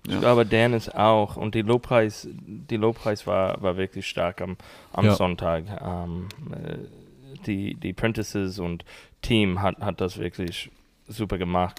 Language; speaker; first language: German; non-native, learner; English